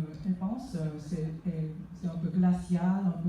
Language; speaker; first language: French; non-native, fluent; Korean